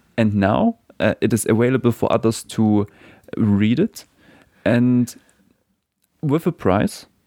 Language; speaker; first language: English; non-native, fluent; German